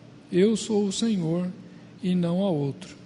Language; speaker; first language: Portuguese; native; Portuguese